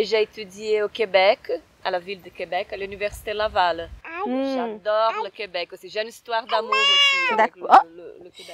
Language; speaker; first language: French; non-native, fluent; Portuguese